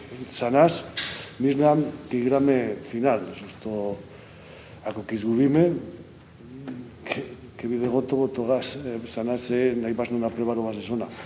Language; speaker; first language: Macedonian; non-native, learner; Spanish